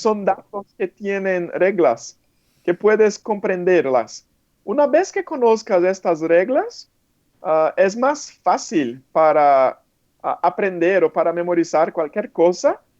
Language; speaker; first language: Spanish; non-native, fluent; Portuguese